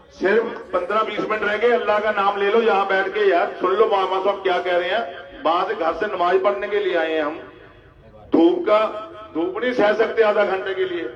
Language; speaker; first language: Urdu; non-native, local second language; Punjabi